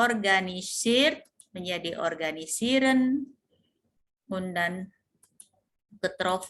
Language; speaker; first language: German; non-native, fluent; Indonesian